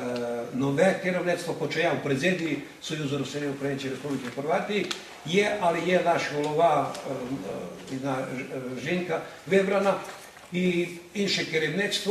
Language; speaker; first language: Ukrainian; early bilingual, heritage; Ukrainian